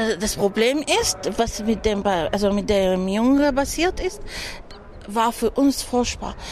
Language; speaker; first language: German; non-native, learner; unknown